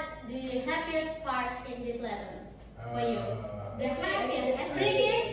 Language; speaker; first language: English; non-native, learner; Indonesian